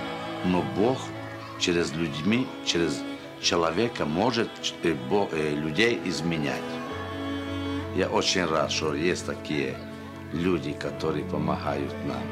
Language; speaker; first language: Russian; non-native, local second language; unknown